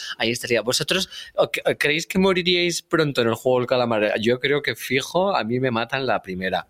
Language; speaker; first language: Spanish; native; Spanish